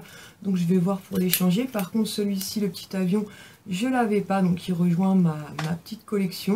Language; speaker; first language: French; native; French